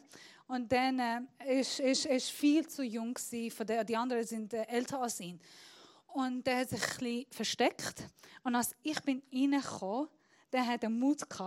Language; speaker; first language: German; non-native, fluent; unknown